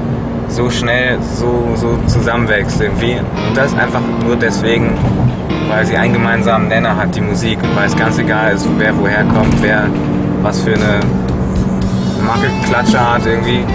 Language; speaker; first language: German; native; German